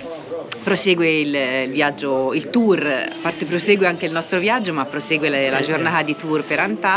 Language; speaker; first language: Italian; native; Italian